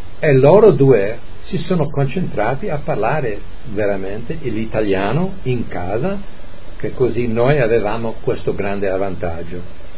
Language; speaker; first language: Italian; early bilingual, heritage; Italian